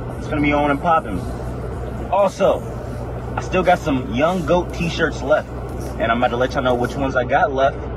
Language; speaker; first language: English; native; English